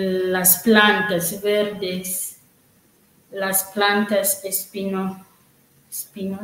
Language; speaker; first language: Spanish; non-native, learner; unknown